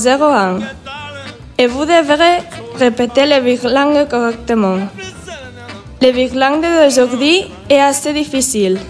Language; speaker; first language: French; non-native, learner; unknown